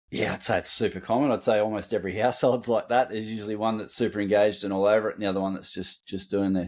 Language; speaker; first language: English; native; English